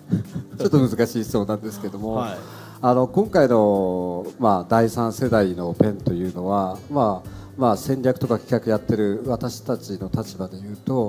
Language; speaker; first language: Japanese; native; Japanese